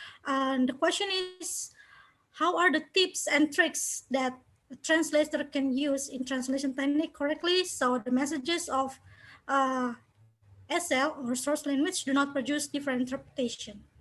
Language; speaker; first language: English; non-native, fluent; Indonesian